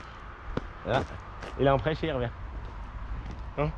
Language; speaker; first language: French; native; French